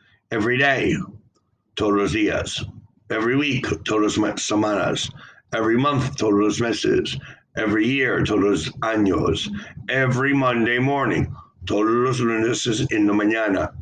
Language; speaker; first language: Spanish; non-native, learner; English